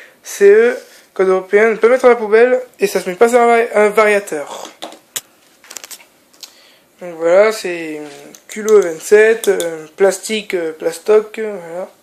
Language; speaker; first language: French; native; French